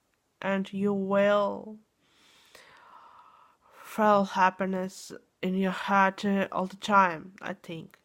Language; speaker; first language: English; non-native, learner; Russian